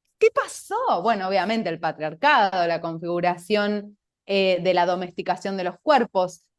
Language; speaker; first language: Spanish; native; Spanish